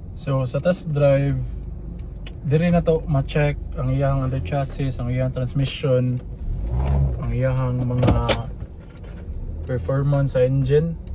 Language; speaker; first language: Cebuano; native; Cebuano